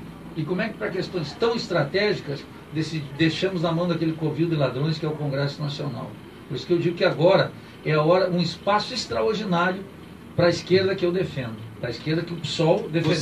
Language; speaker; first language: Portuguese; native; Portuguese